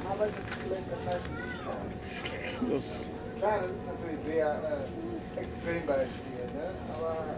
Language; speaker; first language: German; native; German